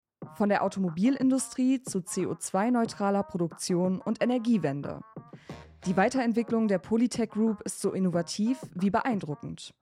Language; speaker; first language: German; native; German